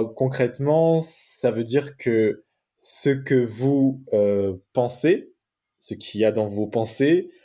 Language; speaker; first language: French; native; French